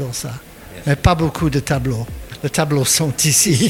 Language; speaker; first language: French; non-native, learner; English